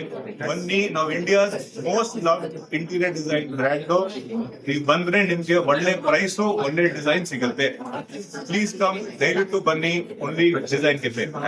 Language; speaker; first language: Kannada; non-native, local second language; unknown